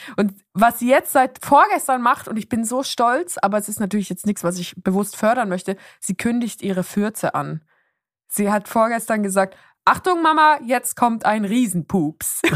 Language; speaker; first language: German; native; German